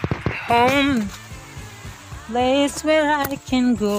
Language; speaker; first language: English; non-native, learner; Indonesian